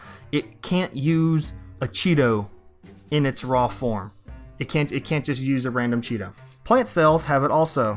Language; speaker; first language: English; native; English